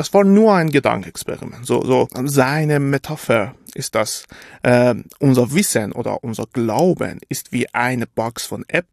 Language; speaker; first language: German; non-native, fluent; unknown